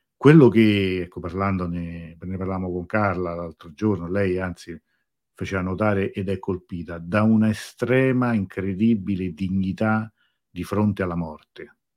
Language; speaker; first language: Italian; native; Italian